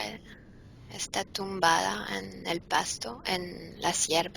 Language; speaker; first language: Spanish; non-native, fluent; French